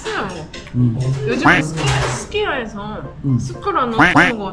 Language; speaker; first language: Korean; non-native, learner; Japanese